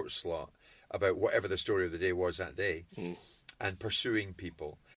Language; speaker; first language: English; native; English